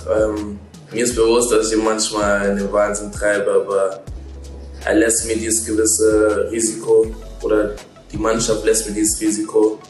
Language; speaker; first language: German; native; German